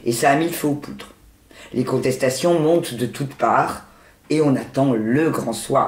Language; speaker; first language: French; native; French